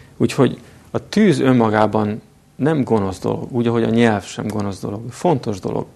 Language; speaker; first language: Hungarian; native; Hungarian